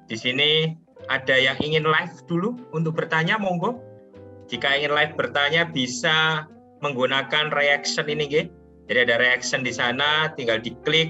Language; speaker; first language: Indonesian; non-native, local second language; Javanese